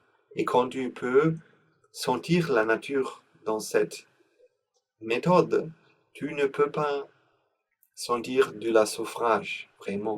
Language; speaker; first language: French; non-native, learner; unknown